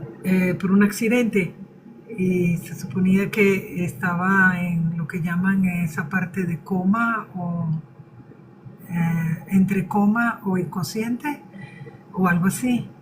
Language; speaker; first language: Spanish; early bilingual, other home language; Portuguese